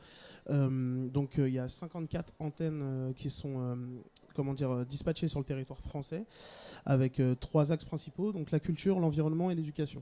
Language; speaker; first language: French; native; French